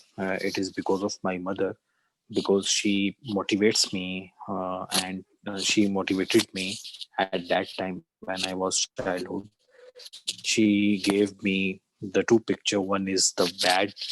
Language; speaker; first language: English; non-native, learner; Urdu